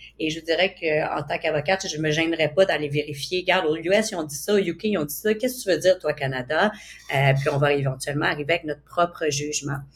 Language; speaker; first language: French; native; French